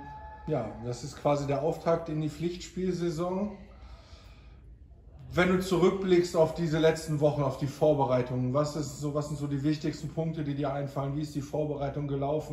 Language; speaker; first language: German; native; German